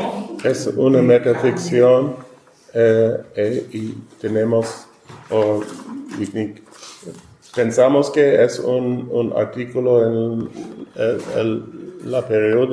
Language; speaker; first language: Spanish; non-native, learner; English